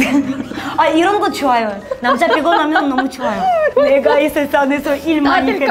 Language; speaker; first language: Korean; non-native, fluent; Ukrainian